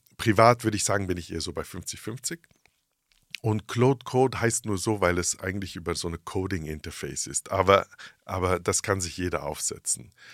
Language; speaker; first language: German; early bilingual, heritage; English